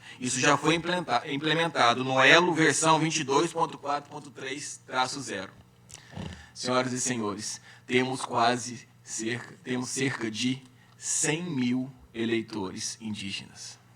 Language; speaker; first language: Portuguese; native; Portuguese